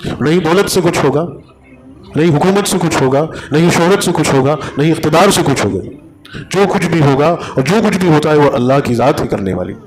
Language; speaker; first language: Urdu; native; Urdu